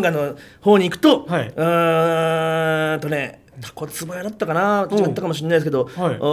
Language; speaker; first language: Japanese; native; Japanese